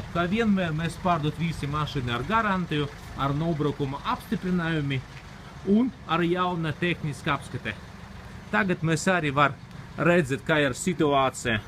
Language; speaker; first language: Latvian; non-native, local second language; Russian